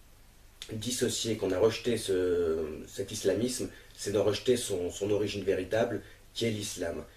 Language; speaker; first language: French; native; French